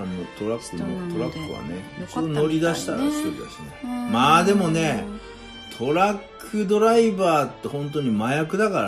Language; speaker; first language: Japanese; native; Japanese